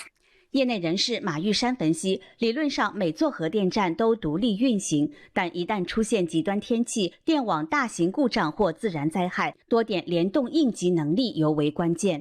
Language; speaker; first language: Chinese; native; Chinese